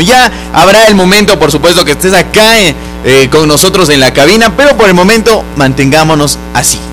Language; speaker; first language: Spanish; native; Spanish